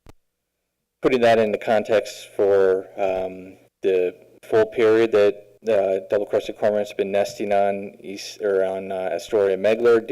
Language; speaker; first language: English; native; English